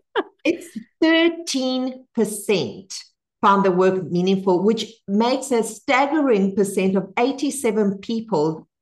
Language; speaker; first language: English; non-native, fluent; Spanish